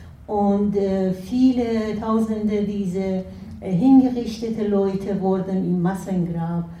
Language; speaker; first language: German; non-native, fluent; Persian